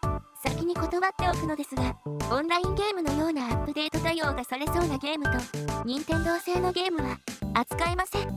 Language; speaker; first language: Japanese; native; Japanese